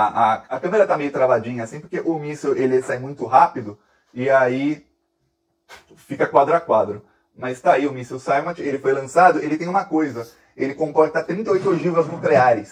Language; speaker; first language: Portuguese; native; Portuguese